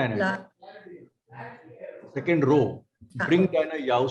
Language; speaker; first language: German; non-native, fluent; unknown